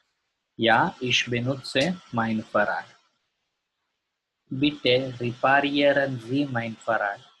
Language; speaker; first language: German; non-native, learner; Gujarati